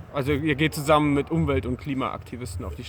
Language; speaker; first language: German; native; German